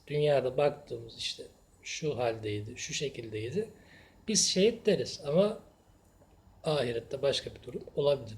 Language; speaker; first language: Turkish; native; Turkish